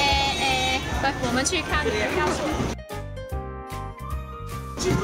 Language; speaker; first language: Chinese; non-native, local second language; Cantonese